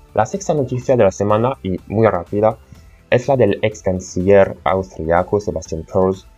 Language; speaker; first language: Spanish; non-native, fluent; French